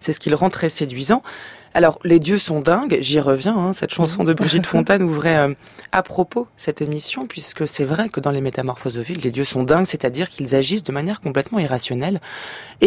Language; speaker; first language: French; native; French